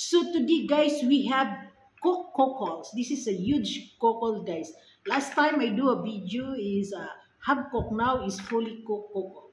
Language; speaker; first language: English; non-native, local second language; Filipino